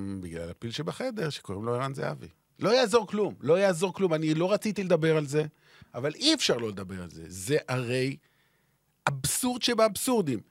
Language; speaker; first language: Hebrew; native; Hebrew